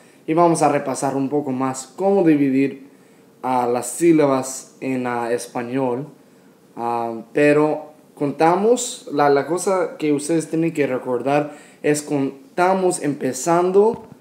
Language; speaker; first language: Spanish; non-native, fluent; English